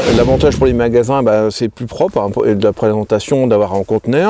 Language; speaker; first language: French; native; French